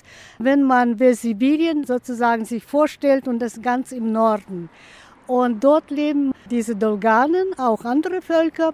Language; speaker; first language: German; non-native, fluent; Russian